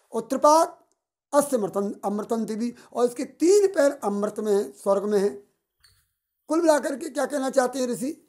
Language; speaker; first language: Hindi; native; Hindi